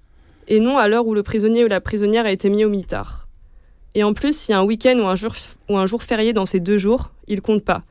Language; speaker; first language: French; native; French